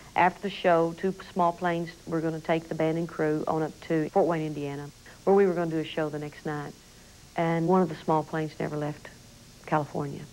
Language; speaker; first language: English; native; English